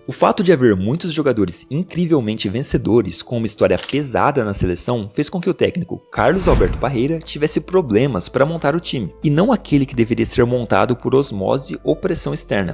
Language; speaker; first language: Portuguese; native; Portuguese